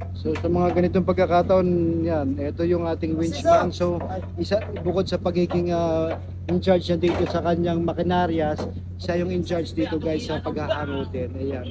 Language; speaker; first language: Filipino; native; Filipino